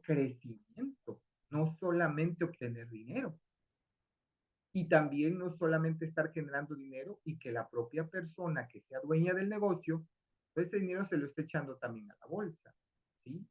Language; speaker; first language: Spanish; native; Spanish